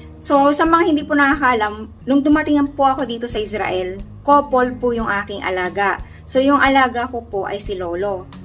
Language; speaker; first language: Filipino; native; Filipino